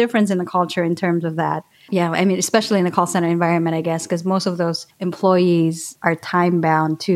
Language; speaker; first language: English; non-native, local second language; Filipino